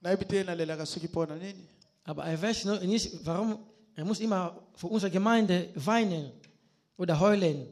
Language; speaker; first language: German; non-native, learner; Lingala